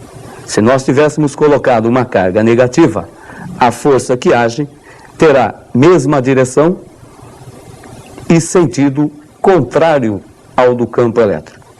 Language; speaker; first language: Portuguese; native; Portuguese